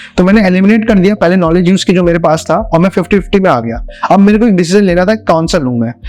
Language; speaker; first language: Hindi; native; Hindi